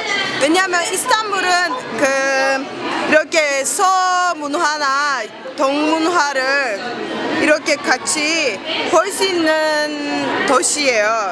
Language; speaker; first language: Korean; non-native, fluent; Turkish